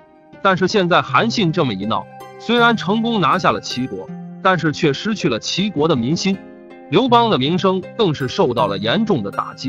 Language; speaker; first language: Chinese; native; Chinese